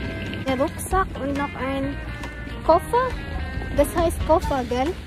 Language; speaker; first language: German; non-native, learner; Cebuano